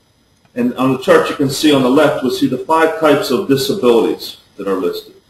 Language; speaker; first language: English; native; English